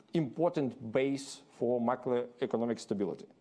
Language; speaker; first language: English; non-native, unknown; Ukrainian